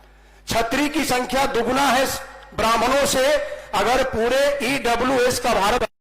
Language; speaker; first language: Hindi; native; Hindi